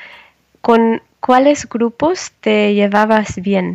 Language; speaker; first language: Spanish; non-native, learner; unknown